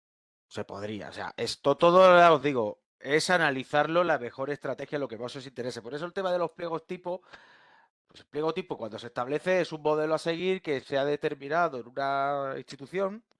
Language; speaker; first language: Spanish; native; Spanish